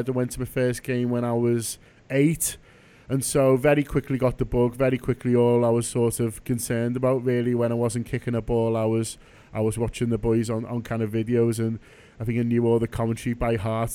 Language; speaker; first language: English; native; English